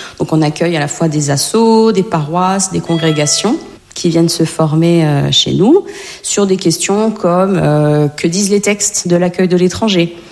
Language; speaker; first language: French; native; French